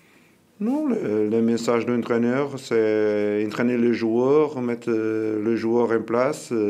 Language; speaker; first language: French; non-native, learner; Portuguese